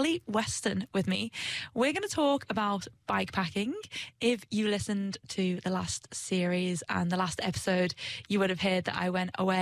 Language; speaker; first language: English; native; English